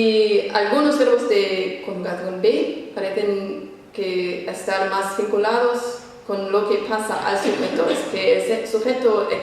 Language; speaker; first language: Spanish; non-native, fluent; English